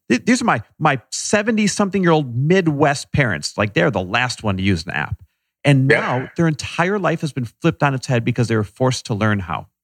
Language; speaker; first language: English; native; English